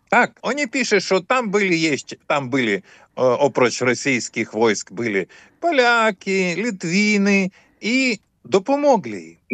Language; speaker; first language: Ukrainian; early bilingual, heritage; Ukrainian